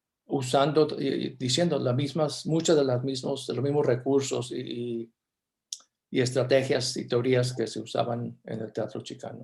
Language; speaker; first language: Spanish; early bilingual, heritage; Spanish